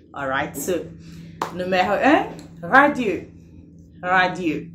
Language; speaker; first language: French; non-native, fluent; English